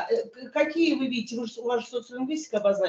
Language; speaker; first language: Russian; native; Russian